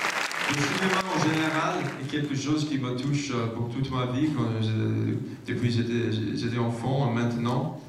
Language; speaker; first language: French; non-native, fluent; English